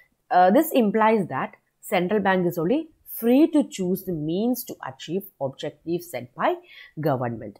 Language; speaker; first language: English; non-native, local second language; Malayalam